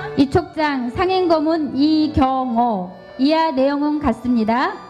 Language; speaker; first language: Korean; native; Korean